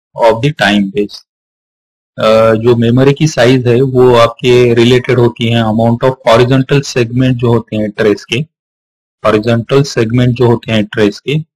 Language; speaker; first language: Hindi; non-native, local second language; Marathi